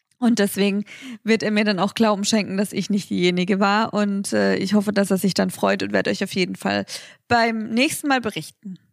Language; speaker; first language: German; native; German